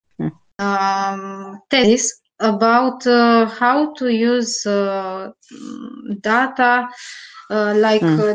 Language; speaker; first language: English; non-native, learner; Romanian